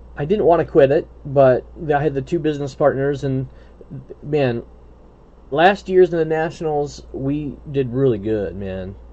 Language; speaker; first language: English; native; English